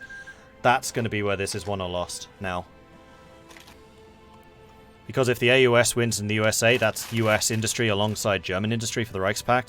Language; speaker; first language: English; native; English